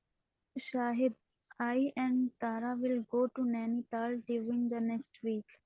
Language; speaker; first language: English; non-native, local second language; Hindi